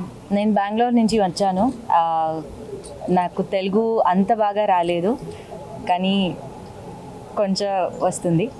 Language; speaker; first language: Telugu; non-native, learner; Kannada